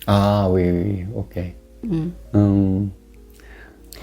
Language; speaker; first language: French; non-native, learner; Korean